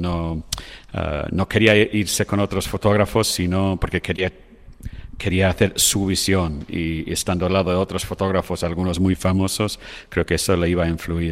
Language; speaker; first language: Spanish; non-native, fluent; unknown